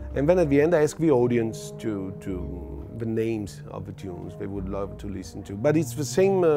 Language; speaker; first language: English; non-native, fluent; Italian